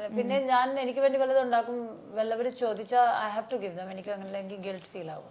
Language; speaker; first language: Malayalam; early bilingual, heritage; Malayalam